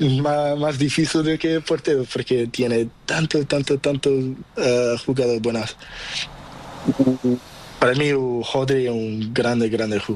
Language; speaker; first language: Spanish; non-native, learner; Portuguese